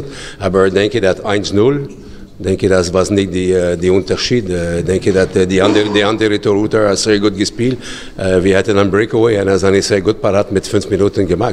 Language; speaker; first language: German; non-native, learner; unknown